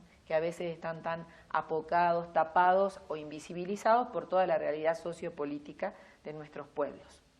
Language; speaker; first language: Spanish; native; Spanish